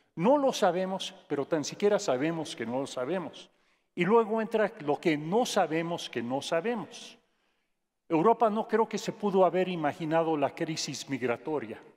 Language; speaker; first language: Spanish; non-native, fluent; English